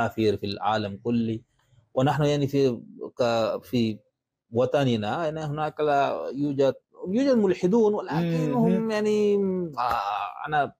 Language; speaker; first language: Arabic; non-native, fluent; Urdu